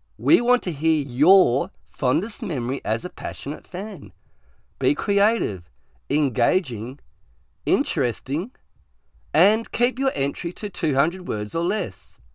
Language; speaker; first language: English; native; English